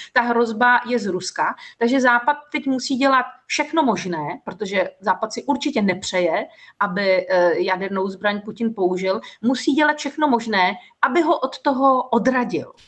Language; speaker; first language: Czech; native; Czech